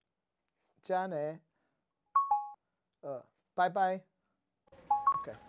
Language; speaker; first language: Japanese; non-native, learner; English